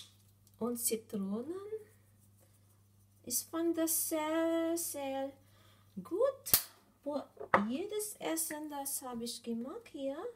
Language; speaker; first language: German; non-native, learner; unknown